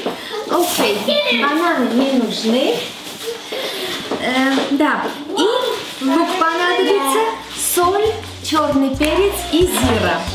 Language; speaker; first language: Russian; non-native, fluent; Armenian